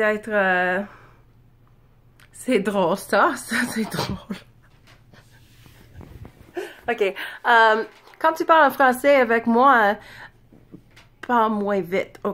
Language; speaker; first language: French; non-native, learner; English